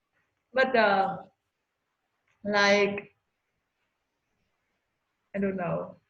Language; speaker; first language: English; non-native, learner; Vietnamese